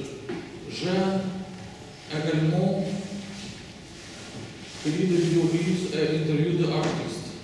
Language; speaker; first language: French; non-native, learner; Russian